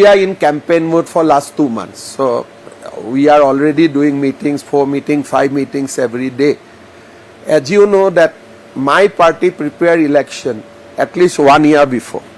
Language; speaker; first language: English; non-native, local second language; Assamese